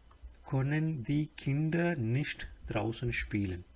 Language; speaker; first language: German; non-native, learner; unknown